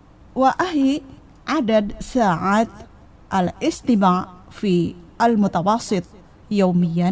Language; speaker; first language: Arabic; non-native, fluent; Indonesian